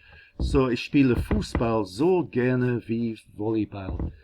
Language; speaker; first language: German; non-native, fluent; English